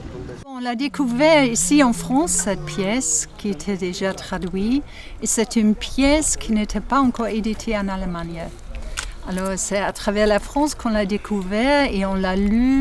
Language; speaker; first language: French; non-native, fluent; German